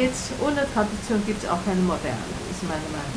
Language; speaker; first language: German; non-native, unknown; Chinese